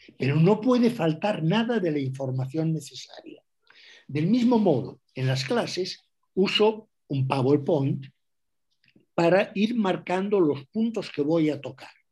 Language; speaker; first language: Spanish; non-native, local second language; Galician